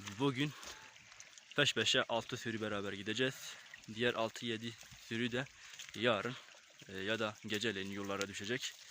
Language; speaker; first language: Turkish; non-native, local second language; Kurdish